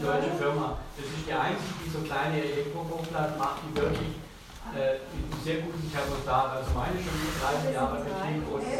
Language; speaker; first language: German; native; German